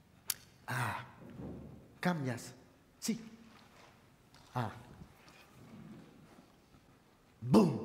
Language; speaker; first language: Spanish; non-native, learner; French